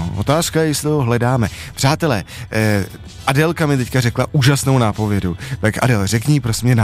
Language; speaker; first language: Czech; native; Czech